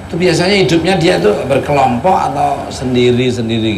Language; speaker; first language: Indonesian; native; Indonesian